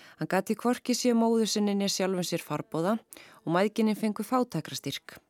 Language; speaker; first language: Icelandic; native; Icelandic